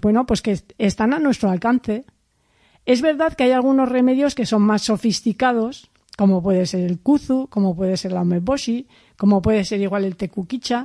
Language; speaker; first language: Spanish; native; Spanish